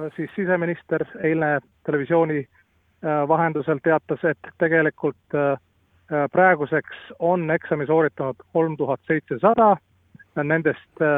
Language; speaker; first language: Estonian; non-native, fluent; Latvian